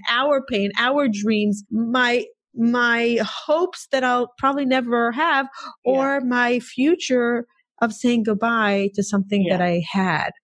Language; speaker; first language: English; non-native, fluent; Hebrew